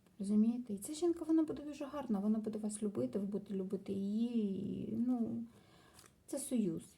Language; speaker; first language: Ukrainian; non-native, local second language; Russian